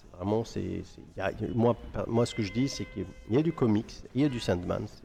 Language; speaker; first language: French; non-native, local second language; Arabic